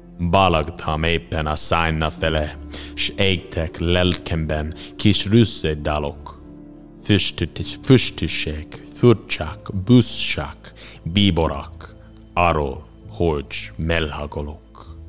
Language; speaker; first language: Hungarian; non-native, learner; English